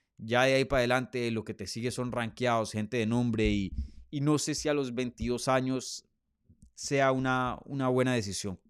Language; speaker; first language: Spanish; native; Spanish